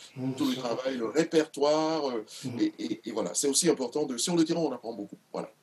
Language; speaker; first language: French; non-native, local second language; Duala